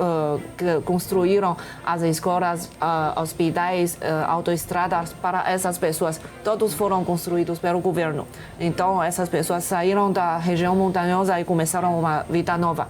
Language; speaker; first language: Portuguese; non-native, fluent; Chinese